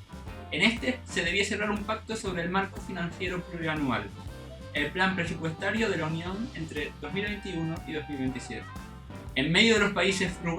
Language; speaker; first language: Spanish; native; Spanish